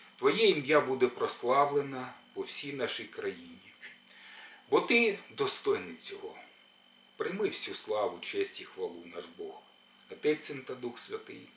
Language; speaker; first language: Ukrainian; native; Ukrainian